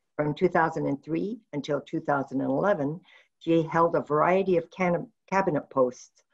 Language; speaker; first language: English; native; English